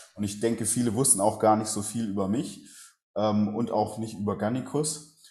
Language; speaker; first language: German; native; German